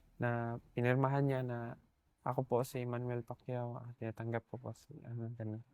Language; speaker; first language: Filipino; non-native, local second language; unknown